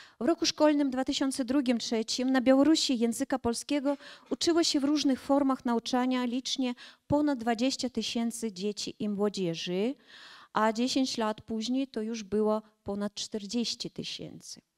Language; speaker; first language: Polish; early bilingual, heritage; Polish